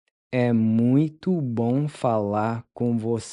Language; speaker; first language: Portuguese; non-native, fluent; English